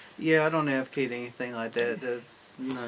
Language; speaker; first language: English; native; English